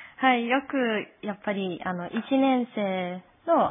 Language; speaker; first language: Japanese; non-native, fluent; English